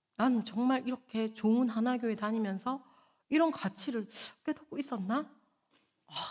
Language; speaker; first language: Korean; native; Korean